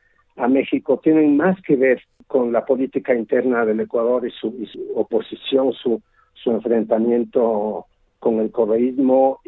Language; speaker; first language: Spanish; native; Spanish